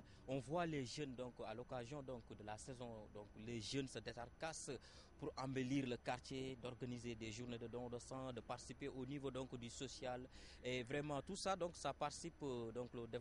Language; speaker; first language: French; non-native, local second language; Wolof